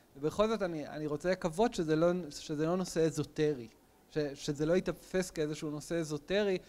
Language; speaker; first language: Hebrew; native; Hebrew